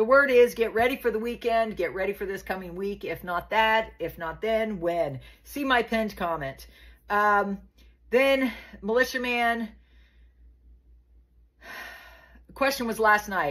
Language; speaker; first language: English; native; English